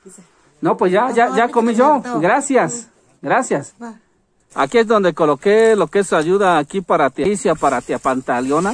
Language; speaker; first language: Spanish; native; Spanish